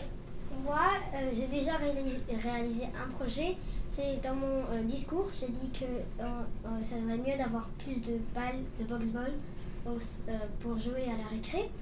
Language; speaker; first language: French; early bilingual, heritage; French